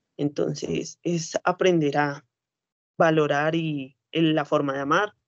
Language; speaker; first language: Spanish; native; Spanish